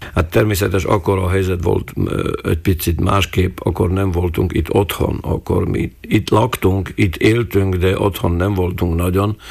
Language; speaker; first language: Hungarian; non-native, local second language; Slovak